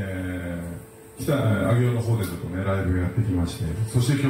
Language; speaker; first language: Japanese; native; Japanese